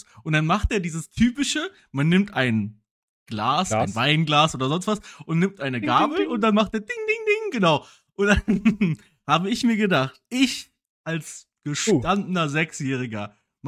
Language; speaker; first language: German; native; German